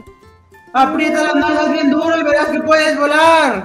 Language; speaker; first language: Spanish; native; Spanish